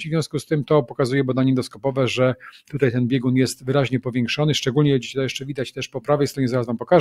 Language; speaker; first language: Polish; native; Polish